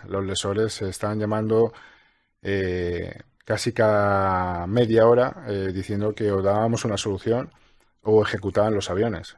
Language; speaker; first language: Spanish; native; Spanish